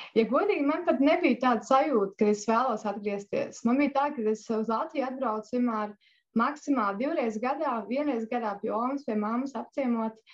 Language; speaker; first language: Latvian; native; Latvian